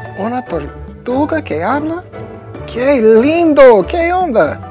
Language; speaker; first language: Spanish; non-native, learner; English